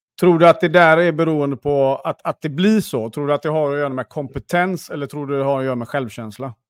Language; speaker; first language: Swedish; native; Swedish